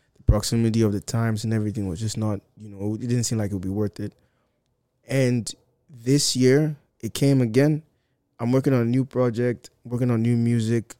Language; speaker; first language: English; non-native, local second language; Akan